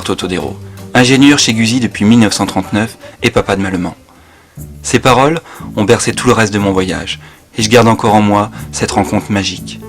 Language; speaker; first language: French; native; French